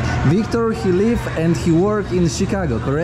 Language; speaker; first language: English; non-native, learner; Polish